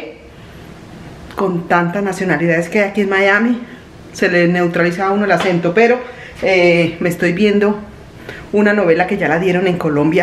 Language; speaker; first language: Spanish; native; Spanish